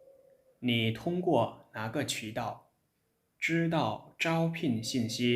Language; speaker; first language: Chinese; non-native, fluent; Lao